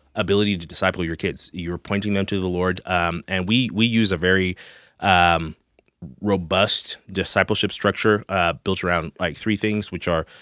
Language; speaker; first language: English; non-native, local second language; Shona